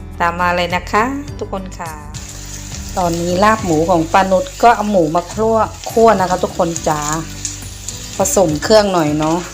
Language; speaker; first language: Thai; non-native, local second language; Northeastern Thai